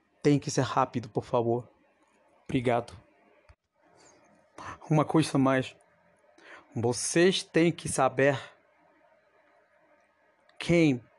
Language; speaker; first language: Portuguese; non-native, fluent; Spanish